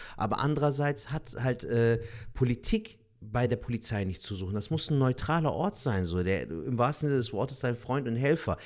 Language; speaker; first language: German; early bilingual, other home language; Turkish